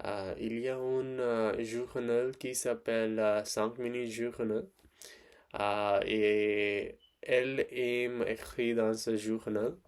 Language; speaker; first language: French; non-native, learner; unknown